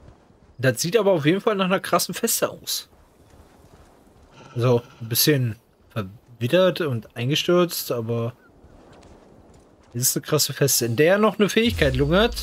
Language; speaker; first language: German; native; German